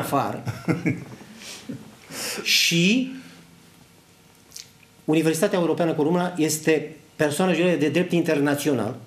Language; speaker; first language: Romanian; native; Romanian